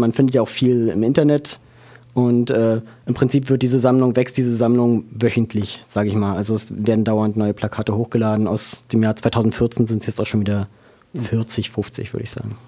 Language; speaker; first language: German; native; German